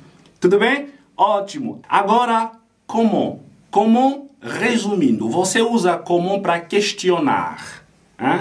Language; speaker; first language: Portuguese; non-native, fluent; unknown